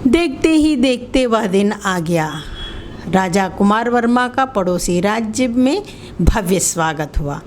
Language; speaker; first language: Hindi; non-native, local second language; Telugu